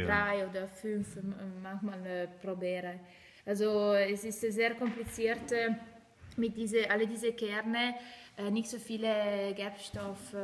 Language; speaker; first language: German; non-native, learner; Italian